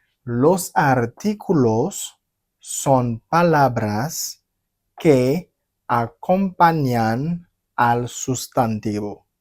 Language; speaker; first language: Spanish; non-native, fluent; Haitian Creole